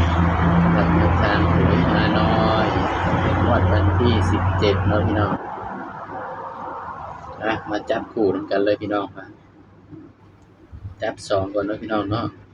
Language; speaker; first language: Thai; non-native, local second language; Lao